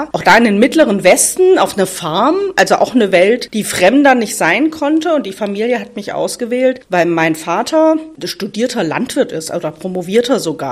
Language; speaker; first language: German; native; German